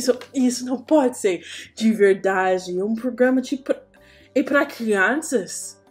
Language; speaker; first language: Portuguese; non-native, learner; English